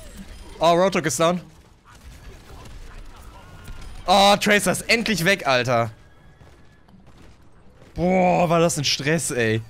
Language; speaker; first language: German; native; German